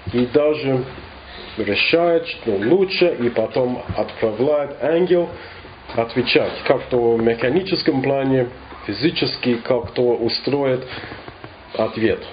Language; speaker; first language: Russian; non-native, fluent; English